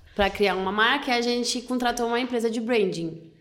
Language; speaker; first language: Portuguese; non-native, fluent; French